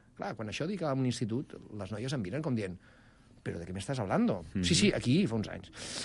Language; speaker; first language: Catalan; native; Catalan